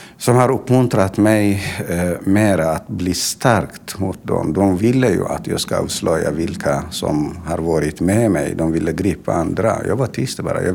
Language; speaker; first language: Swedish; non-native, fluent; Tigrinya